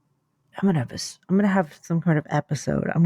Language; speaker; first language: English; native; English